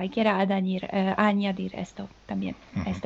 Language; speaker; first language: Spanish; non-native, fluent; Polish